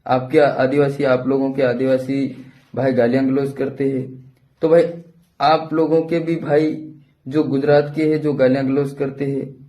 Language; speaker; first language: Hindi; non-native, local second language; Bhili